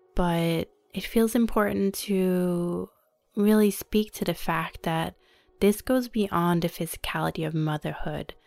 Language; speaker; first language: English; non-native, fluent; Danish